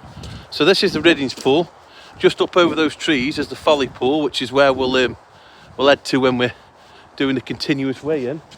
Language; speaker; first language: English; native; English